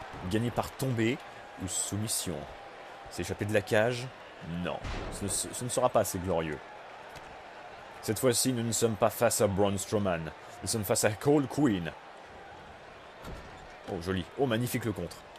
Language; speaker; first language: French; native; French